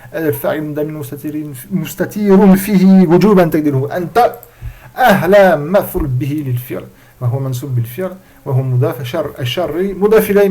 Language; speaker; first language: Arabic; non-native, fluent; French